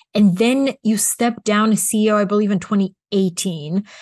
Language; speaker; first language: English; early bilingual, other home language; Bulgarian